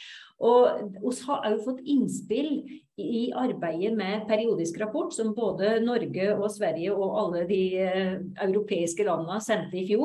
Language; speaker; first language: Norwegian; native; Norwegian